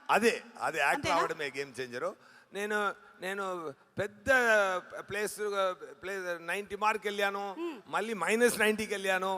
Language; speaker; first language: Telugu; non-native, learner; Tamil